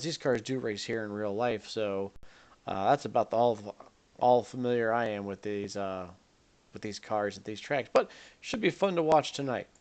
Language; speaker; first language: English; native; English